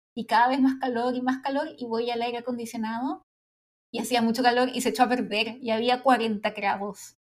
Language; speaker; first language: Spanish; native; Spanish